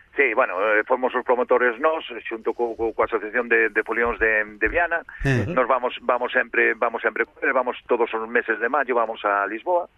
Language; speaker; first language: Galician; native; Galician